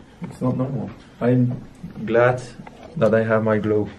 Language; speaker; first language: English; non-native, learner; Dutch